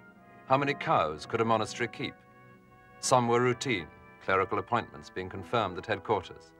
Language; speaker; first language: English; native; English